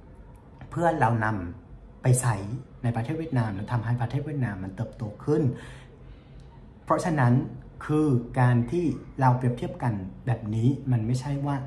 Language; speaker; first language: Thai; non-native, fluent; Vietnamese